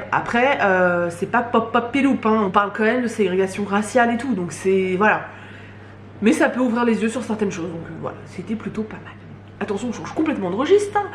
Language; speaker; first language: French; native; French